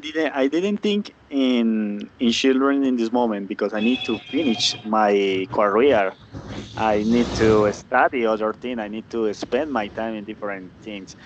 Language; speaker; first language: English; non-native, learner; Spanish